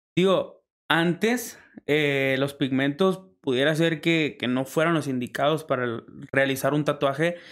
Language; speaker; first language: Spanish; native; Spanish